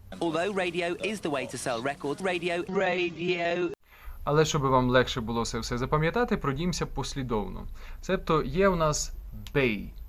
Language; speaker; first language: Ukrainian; native; Ukrainian